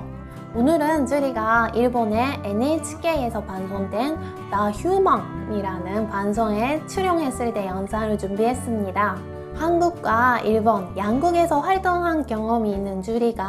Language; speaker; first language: Korean; non-native, fluent; Japanese